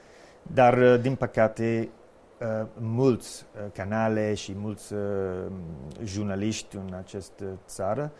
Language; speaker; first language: Romanian; non-native, fluent; English